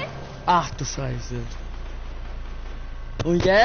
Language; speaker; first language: German; non-native, learner; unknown